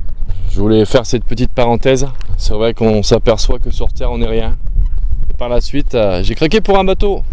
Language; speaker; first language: French; native; French